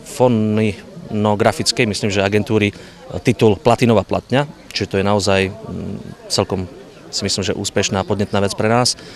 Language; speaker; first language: Slovak; native; Slovak